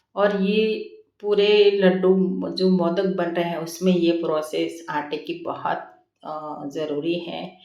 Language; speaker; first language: Hindi; non-native, local second language; Gujarati